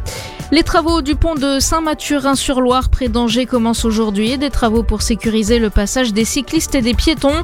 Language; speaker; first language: French; native; French